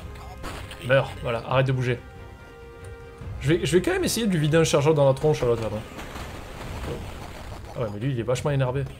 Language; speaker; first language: French; native; French